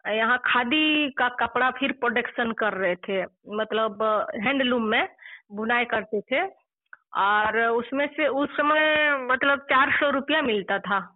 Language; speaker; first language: Hindi; non-native, local second language; Santali